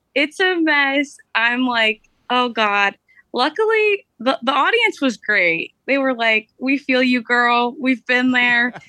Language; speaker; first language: English; early bilingual, other home language; Romanian